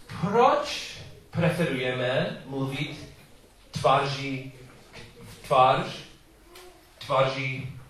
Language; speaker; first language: Czech; non-native, learner; English